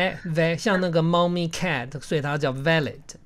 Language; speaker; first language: Chinese; native; Chinese